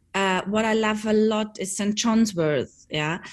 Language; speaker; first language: English; non-native, fluent; German